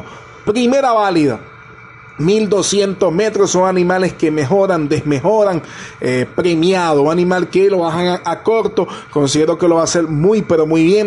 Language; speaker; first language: Spanish; native; Spanish